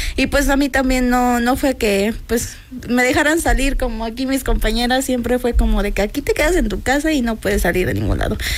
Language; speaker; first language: Spanish; early bilingual, heritage; Spanish